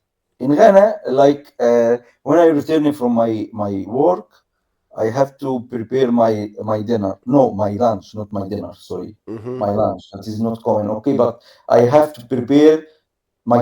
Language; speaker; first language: English; non-native, learner; Arabic